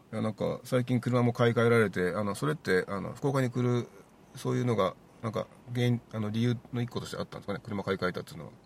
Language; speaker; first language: Japanese; native; Japanese